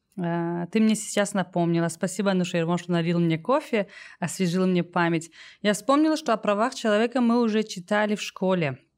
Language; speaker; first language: Russian; non-native, local second language; Tajik